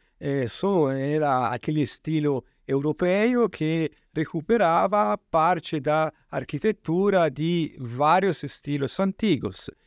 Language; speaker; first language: Portuguese; non-native, fluent; Italian